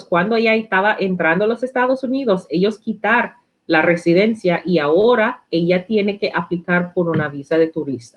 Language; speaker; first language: Spanish; non-native, learner; English